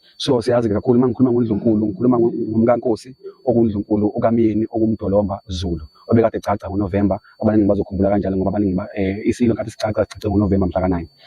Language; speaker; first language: Zulu; native; Zulu